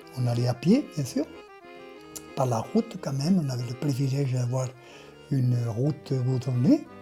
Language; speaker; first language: French; native; French